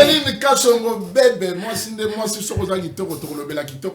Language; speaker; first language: French; non-native, local second language; Lingala